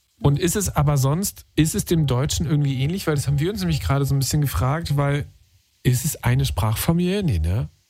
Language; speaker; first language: German; native; German